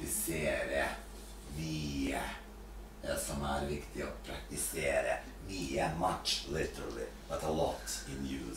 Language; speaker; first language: Norwegian; non-native, fluent; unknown